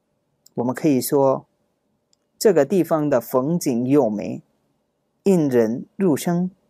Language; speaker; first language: Chinese; non-native, fluent; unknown